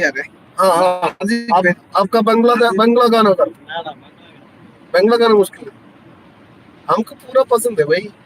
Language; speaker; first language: Hindi; non-native, local second language; Malayalam